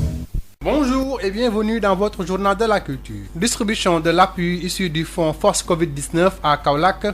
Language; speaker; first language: French; non-native, local second language; Wolof